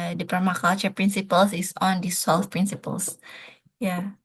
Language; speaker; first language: English; non-native, fluent; Indonesian